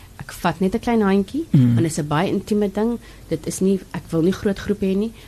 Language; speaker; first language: Afrikaans; native; Afrikaans